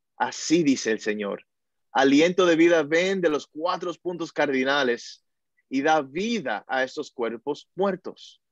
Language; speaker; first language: Spanish; early bilingual, heritage; Spanish